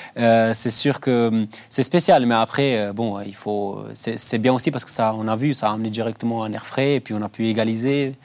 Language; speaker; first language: French; early bilingual, other home language; Albanian